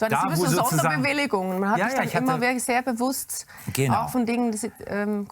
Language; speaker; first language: German; native; German